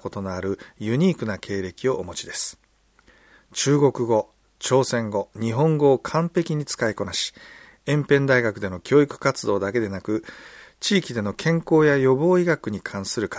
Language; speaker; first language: Japanese; native; Japanese